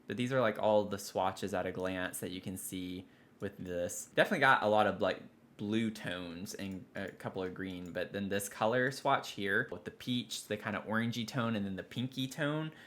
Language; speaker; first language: English; native; English